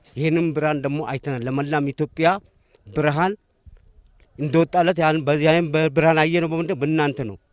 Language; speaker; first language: Amharic; non-native, local second language; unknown